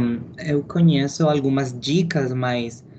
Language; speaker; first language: Portuguese; non-native, learner; Spanish